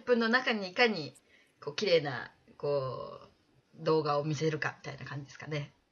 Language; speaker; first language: Japanese; native; Japanese